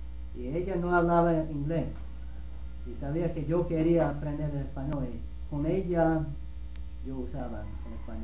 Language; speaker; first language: Spanish; non-native, fluent; English